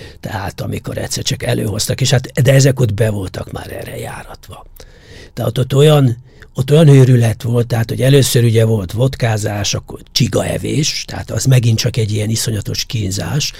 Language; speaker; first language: Hungarian; native; Hungarian